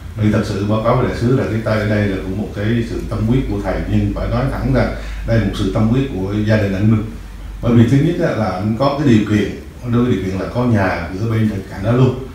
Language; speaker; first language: Vietnamese; native; Vietnamese